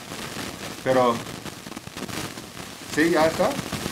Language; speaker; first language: Spanish; non-native, fluent; English